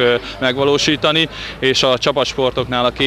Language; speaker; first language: Hungarian; native; Hungarian